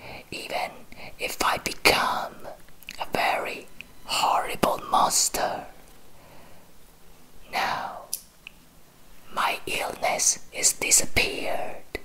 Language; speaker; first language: English; non-native, learner; Italian